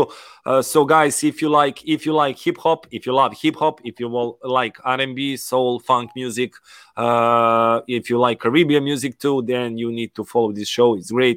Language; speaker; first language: English; non-native, learner; Serbian